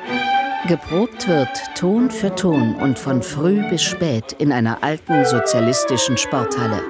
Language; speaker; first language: German; native; German